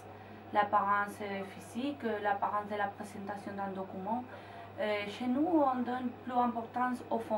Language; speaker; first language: French; non-native, fluent; Spanish